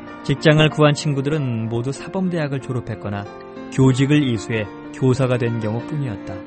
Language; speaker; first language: Korean; native; Korean